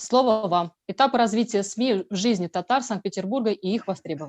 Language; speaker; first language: Russian; native; Russian